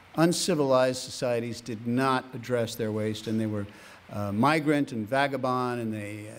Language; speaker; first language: English; native; English